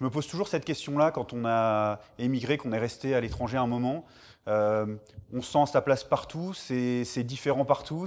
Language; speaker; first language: French; native; French